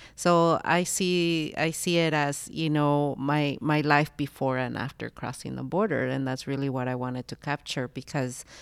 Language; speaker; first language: English; early bilingual, other home language; Spanish